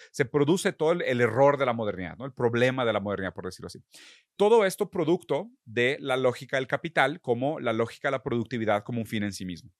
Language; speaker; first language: Spanish; early bilingual, other home language; Portuguese